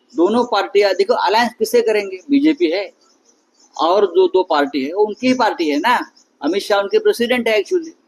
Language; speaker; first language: Hindi; non-native, local second language; Marathi